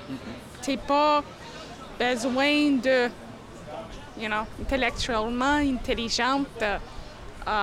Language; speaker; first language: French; non-native, local second language; English